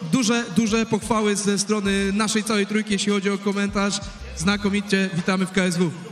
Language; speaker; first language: Polish; native; Polish